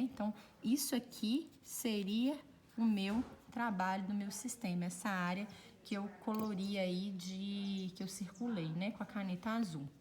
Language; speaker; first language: Portuguese; native; Portuguese